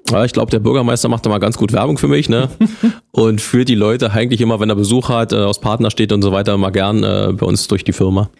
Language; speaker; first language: German; native; German